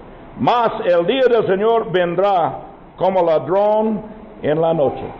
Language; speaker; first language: Spanish; non-native, learner; English